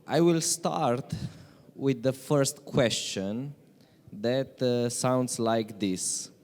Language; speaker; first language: English; non-native, fluent; Romanian